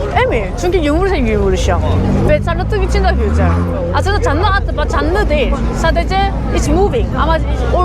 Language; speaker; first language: Turkish; non-native, learner; Korean